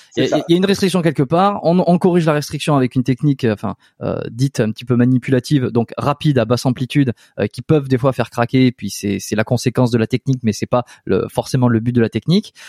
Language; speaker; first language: French; native; French